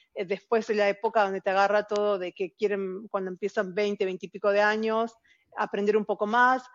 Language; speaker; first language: Spanish; native; Spanish